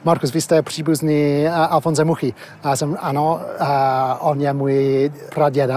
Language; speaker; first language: Czech; early bilingual, heritage; Czech